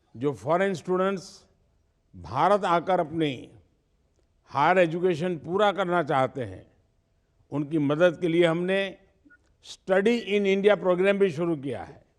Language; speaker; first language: Hindi; non-native, local second language; Gujarati